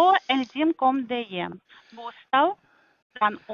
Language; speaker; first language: German; non-native, learner; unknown